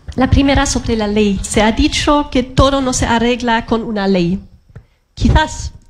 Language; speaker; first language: Spanish; non-native, fluent; German